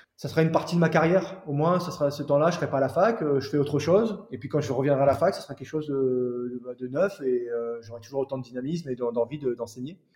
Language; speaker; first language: French; native; French